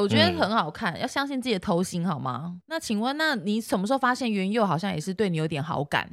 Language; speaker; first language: Chinese; native; Chinese